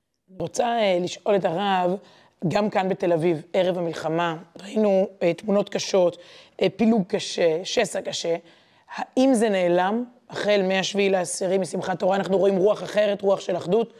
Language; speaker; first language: Hebrew; native; Hebrew